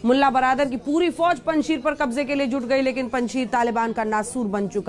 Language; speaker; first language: Hindi; native; Hindi